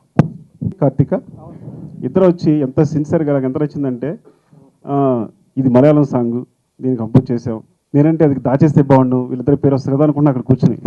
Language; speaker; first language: Telugu; native; Telugu